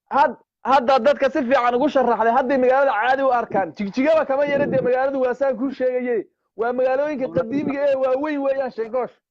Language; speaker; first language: Somali; native; Somali